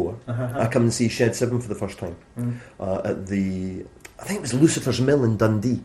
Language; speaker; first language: English; native; English